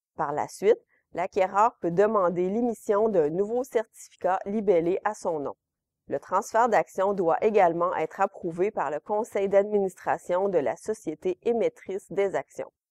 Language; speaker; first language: French; native; French